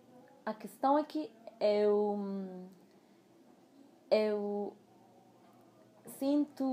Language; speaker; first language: Portuguese; non-native, fluent; Spanish